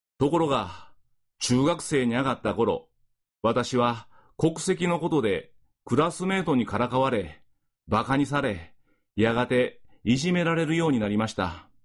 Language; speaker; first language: Japanese; native; Japanese